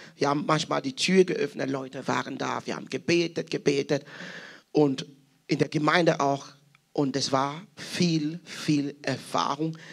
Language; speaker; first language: German; non-native, fluent; French